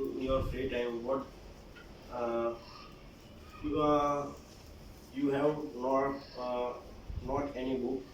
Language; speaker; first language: English; non-native, local second language; Gujarati